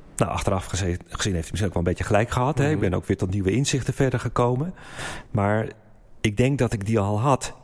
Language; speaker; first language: Dutch; native; Dutch